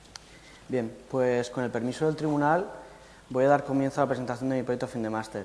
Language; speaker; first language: Spanish; native; Spanish